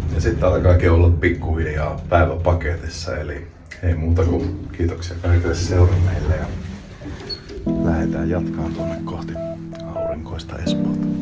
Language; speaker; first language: Finnish; native; Finnish